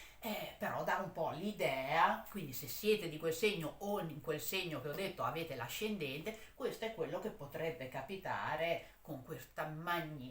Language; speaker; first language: Italian; native; Italian